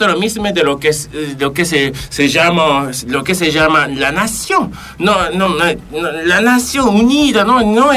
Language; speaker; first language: Spanish; non-native, fluent; Japanese